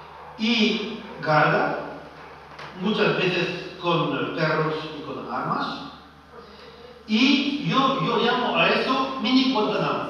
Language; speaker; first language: Spanish; non-native, fluent; French